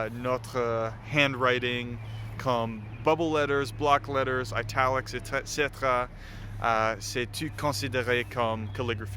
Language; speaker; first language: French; non-native, learner; English